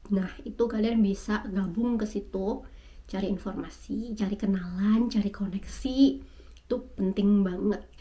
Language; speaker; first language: Indonesian; native; Indonesian